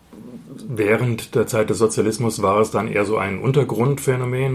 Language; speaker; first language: German; native; German